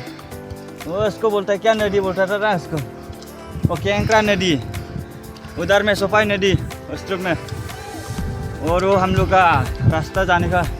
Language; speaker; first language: Hindi; non-native, local second language; Bodo